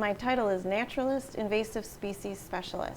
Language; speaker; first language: English; native; English